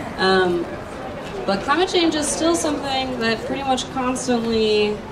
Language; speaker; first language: English; native; English